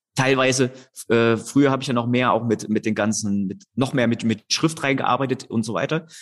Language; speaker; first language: German; native; German